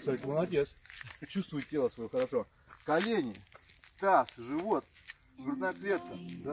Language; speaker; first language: Russian; native; Russian